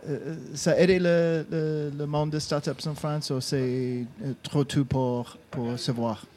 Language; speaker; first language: French; non-native, learner; English